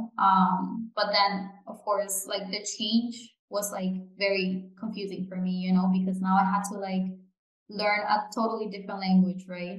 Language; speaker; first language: English; non-native, fluent; Japanese